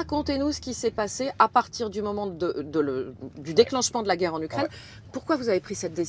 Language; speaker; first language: French; native; French